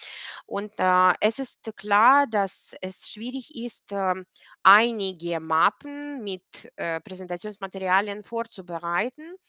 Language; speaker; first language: German; non-native, fluent; Ukrainian